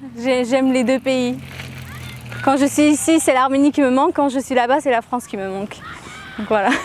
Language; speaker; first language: French; early bilingual, other home language; Armenian